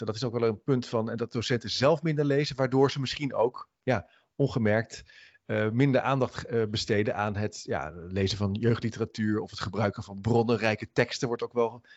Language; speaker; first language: Dutch; native; Dutch